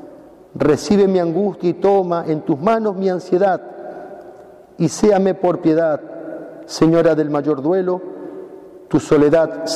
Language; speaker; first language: Spanish; native; Spanish